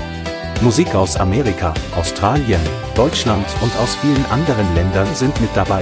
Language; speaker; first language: German; native; German